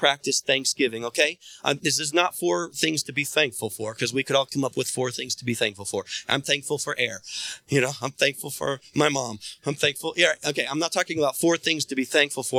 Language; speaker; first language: English; native; English